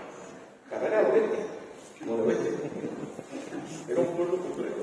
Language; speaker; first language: Spanish; native; Spanish